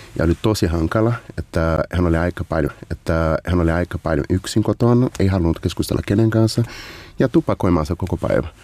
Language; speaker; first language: Finnish; non-native, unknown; Portuguese